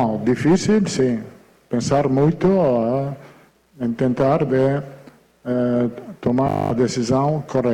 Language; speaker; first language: Portuguese; non-native, fluent; Italian